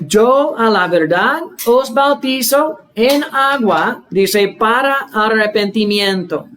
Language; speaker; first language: Spanish; non-native, fluent; English